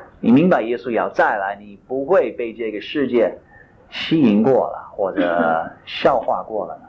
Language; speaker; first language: Chinese; non-native, fluent; English